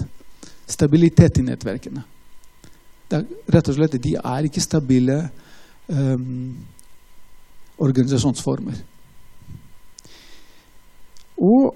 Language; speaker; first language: Norwegian; non-native, fluent; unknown